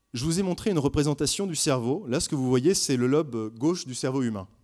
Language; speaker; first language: French; native; French